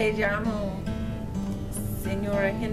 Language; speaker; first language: Spanish; non-native, learner; English